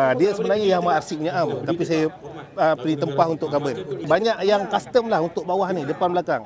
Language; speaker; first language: Malay; native; Malay